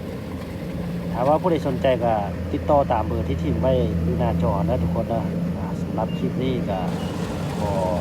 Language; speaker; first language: Thai; non-native, local second language; Northeastern Thai